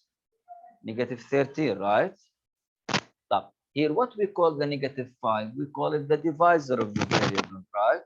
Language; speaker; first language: English; non-native, local second language; Arabic